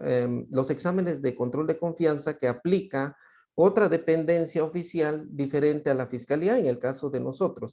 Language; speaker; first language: Spanish; native; Spanish